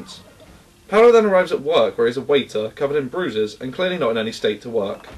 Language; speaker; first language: English; native; English